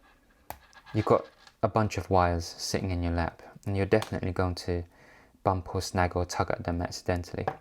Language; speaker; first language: English; native; English